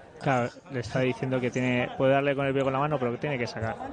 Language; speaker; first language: Spanish; native; Spanish